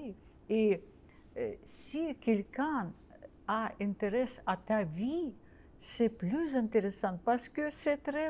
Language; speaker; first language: French; non-native, learner; Russian